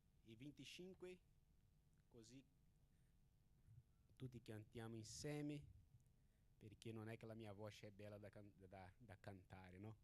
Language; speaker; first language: Italian; non-native, learner; Portuguese